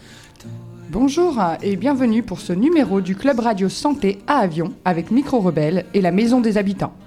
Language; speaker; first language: French; native; French